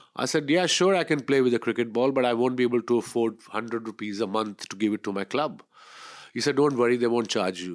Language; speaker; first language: English; non-native, local second language; Urdu